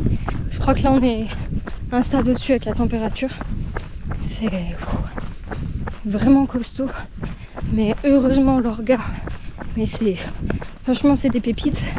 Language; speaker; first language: French; native; French